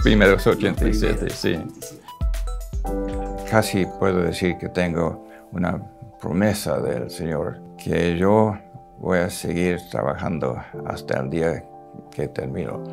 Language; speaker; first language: Spanish; non-native, local second language; English